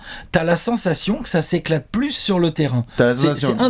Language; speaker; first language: French; native; French